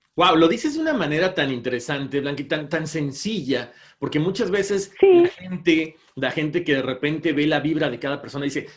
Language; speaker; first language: Spanish; native; Spanish